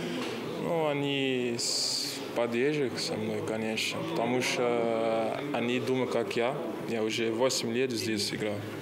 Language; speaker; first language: Russian; non-native, learner; Portuguese